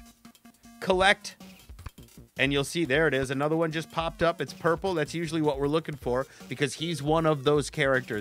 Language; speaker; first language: English; native; English